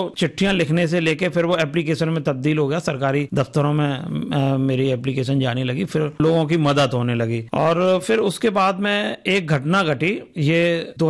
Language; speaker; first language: Hindi; native; Hindi